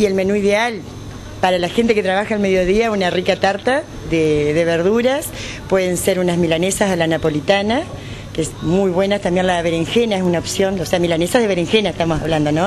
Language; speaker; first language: Spanish; native; Spanish